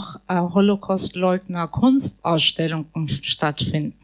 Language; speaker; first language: German; non-native, fluent; Persian